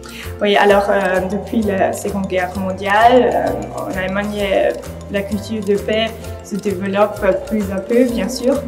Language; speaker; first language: French; non-native, fluent; German